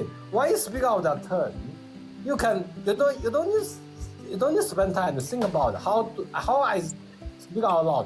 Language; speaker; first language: English; non-native, learner; Vietnamese